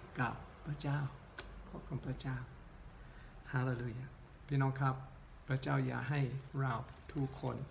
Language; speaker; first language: Thai; non-native, local second language; Northeastern Thai